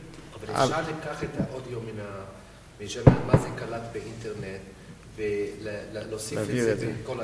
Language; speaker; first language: Hebrew; non-native, learner; English